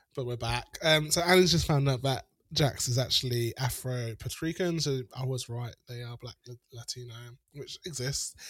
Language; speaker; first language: English; native; English